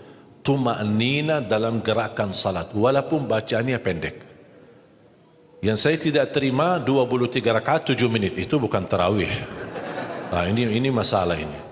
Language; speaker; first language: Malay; non-native, fluent; Arabic